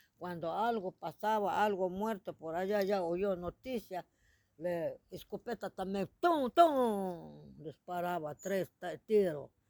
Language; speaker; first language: Spanish; non-native, local second language; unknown